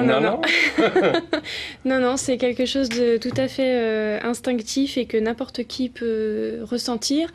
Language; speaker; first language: French; native; French